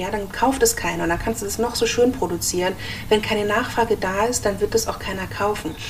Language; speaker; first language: German; native; German